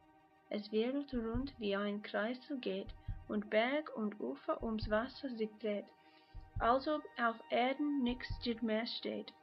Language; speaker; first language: German; non-native, learner; English